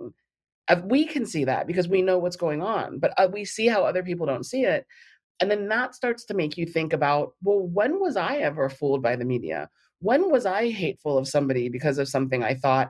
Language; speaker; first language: English; native; English